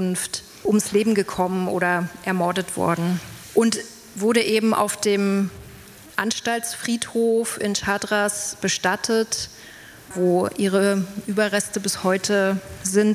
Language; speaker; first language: German; native; German